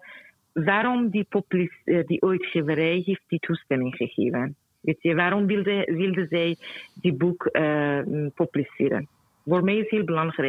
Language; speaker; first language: Dutch; non-native, fluent; Persian